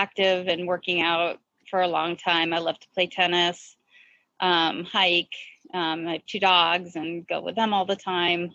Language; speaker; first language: English; native; English